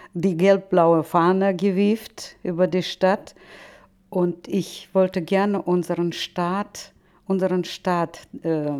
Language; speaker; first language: German; non-native, fluent; Russian